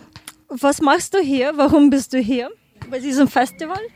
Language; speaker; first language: German; non-native, learner; Ukrainian